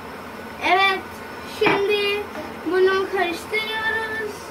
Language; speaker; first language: Turkish; non-native, learner; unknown